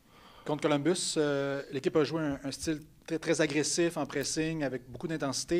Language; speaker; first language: French; native; French